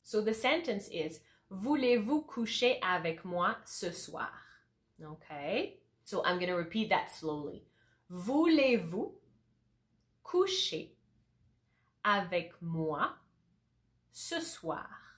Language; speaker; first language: French; native; French